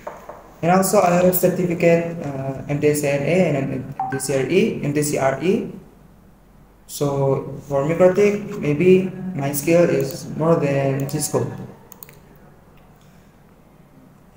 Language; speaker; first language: English; non-native, learner; Indonesian